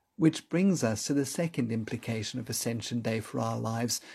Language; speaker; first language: English; native; English